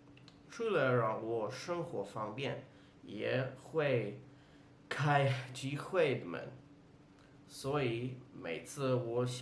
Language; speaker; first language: Chinese; non-native, fluent; English